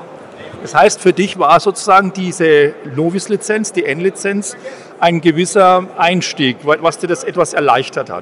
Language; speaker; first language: German; native; German